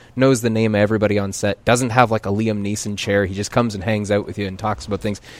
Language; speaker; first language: English; native; English